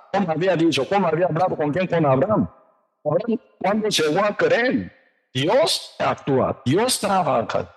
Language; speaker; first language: Spanish; non-native, learner; Korean